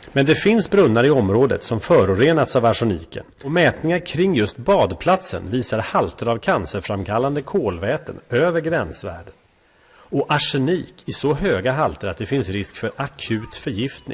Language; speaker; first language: Swedish; native; Swedish